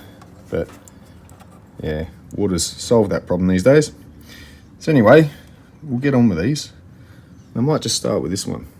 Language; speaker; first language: English; native; English